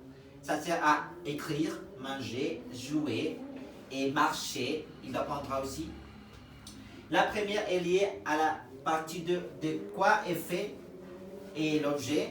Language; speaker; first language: French; non-native, fluent; Spanish